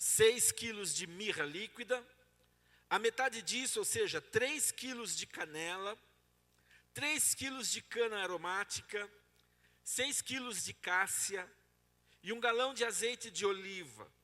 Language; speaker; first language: Portuguese; native; Portuguese